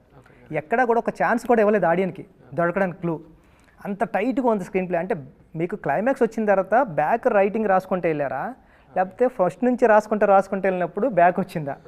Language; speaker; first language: Telugu; native; Telugu